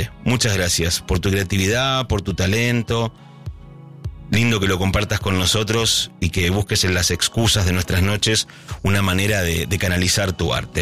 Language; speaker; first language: Spanish; native; Spanish